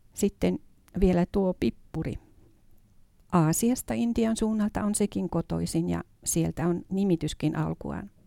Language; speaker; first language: Finnish; native; Finnish